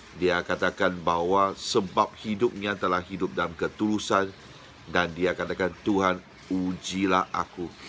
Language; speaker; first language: Malay; non-native, local second language; Chinese